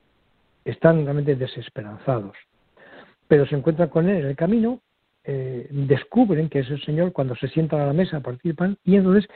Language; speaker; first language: Spanish; native; Spanish